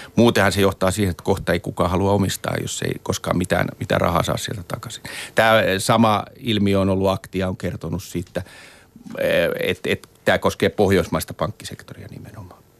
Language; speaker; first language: Finnish; native; Finnish